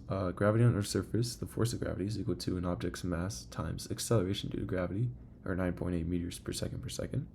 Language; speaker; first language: English; native; English